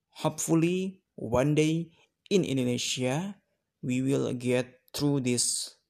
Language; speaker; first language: English; non-native, learner; Indonesian